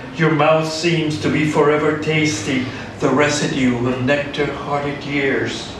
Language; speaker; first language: English; early bilingual, other home language; Spanish